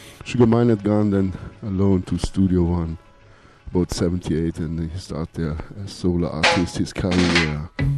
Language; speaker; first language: English; non-native, fluent; German